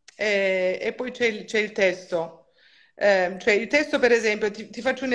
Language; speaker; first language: Italian; native; Italian